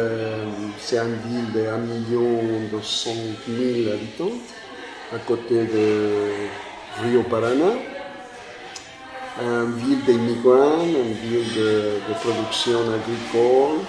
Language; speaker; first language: French; non-native, fluent; Spanish